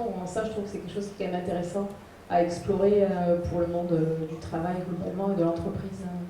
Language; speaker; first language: French; native; French